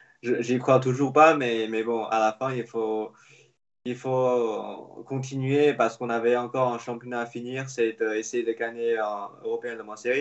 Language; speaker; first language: French; non-native, fluent; Chinese